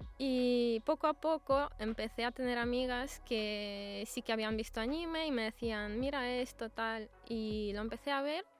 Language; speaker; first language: Spanish; non-native, fluent; Russian